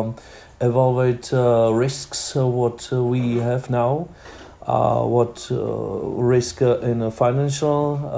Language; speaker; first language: English; non-native, learner; Czech